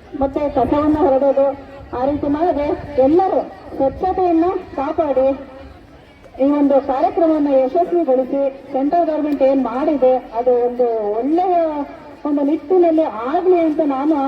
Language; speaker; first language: Kannada; native; Kannada